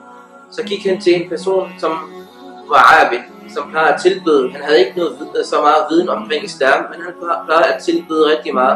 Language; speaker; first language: Danish; early bilingual, other home language; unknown